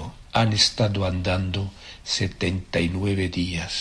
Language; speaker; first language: Spanish; native; Spanish